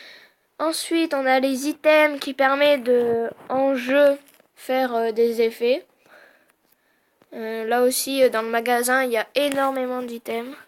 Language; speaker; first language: French; native; French